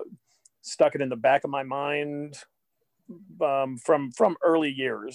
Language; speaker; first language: English; native; English